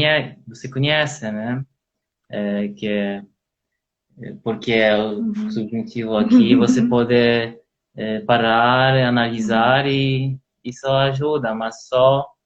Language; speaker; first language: Portuguese; non-native, learner; Polish